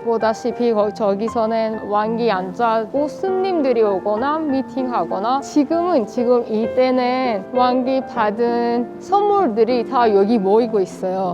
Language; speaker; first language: Korean; non-native, fluent; Persian